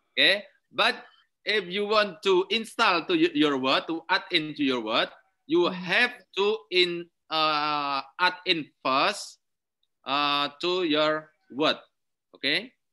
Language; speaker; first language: English; non-native, learner; Indonesian